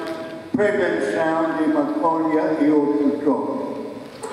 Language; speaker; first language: Portuguese; non-native, fluent; English